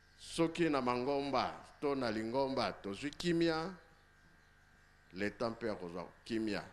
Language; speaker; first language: Lingala; non-native, local second language; Kongo